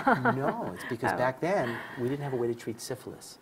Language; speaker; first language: English; native; English